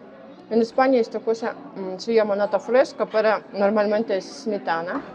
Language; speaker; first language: Spanish; non-native, learner; Ukrainian